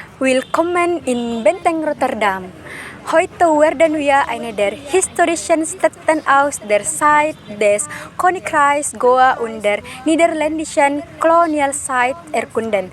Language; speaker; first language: German; non-native, learner; Indonesian